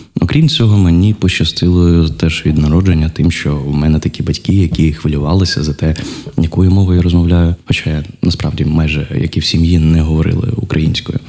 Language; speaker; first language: Ukrainian; non-native, local second language; Russian